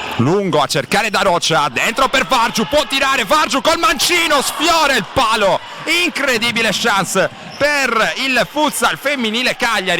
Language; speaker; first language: Italian; native; Italian